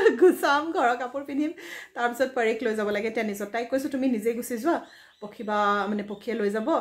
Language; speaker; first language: Assamese; native; Assamese